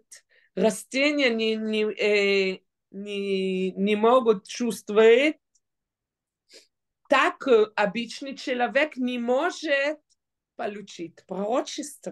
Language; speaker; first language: Russian; non-native, fluent; Hebrew